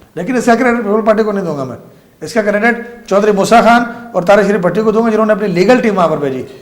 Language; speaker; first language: Urdu; non-native, local second language; Punjabi